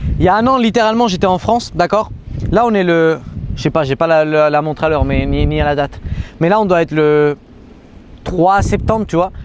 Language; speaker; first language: French; native; French